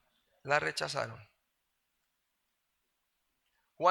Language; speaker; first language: Spanish; native; Spanish